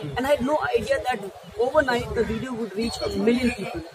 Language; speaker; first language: English; non-native, local second language; Urdu